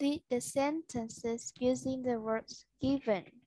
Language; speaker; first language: English; non-native, learner; Vietnamese